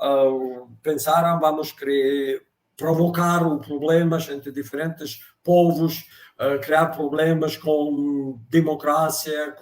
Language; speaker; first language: Portuguese; non-native, fluent; Russian